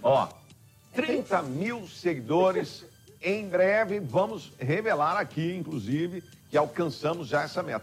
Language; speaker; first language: Portuguese; native; Portuguese